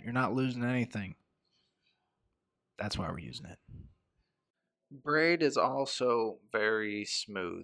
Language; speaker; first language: English; native; English